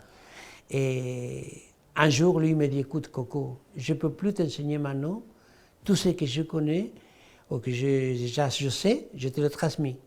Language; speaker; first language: French; non-native, fluent; Spanish